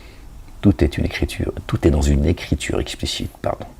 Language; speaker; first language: French; native; French